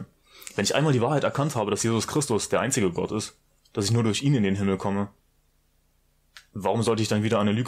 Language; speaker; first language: German; native; German